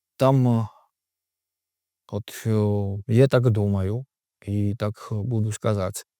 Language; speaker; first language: Ukrainian; non-native, learner; Georgian